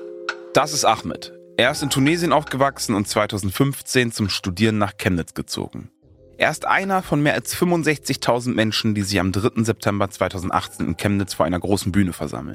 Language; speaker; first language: German; native; German